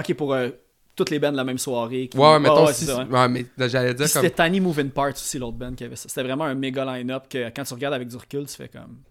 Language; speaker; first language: French; native; French